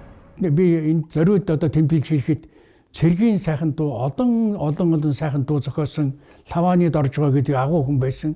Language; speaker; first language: Mongolian; native; Mongolian